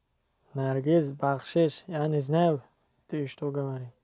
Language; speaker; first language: Russian; non-native, local second language; Tajik